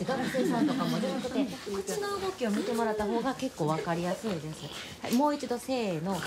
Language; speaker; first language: Japanese; native; Japanese